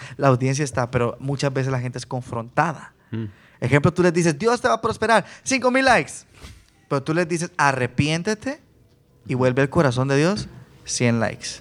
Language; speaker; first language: Spanish; native; Spanish